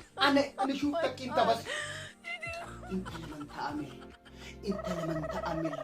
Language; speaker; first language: Arabic; non-native, learner; Oromo